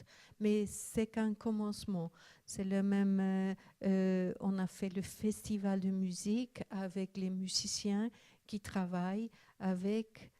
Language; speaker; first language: French; non-native, fluent; Spanish